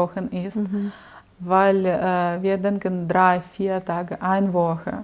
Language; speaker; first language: German; non-native, learner; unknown